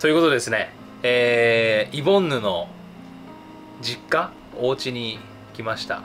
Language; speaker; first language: Japanese; native; Japanese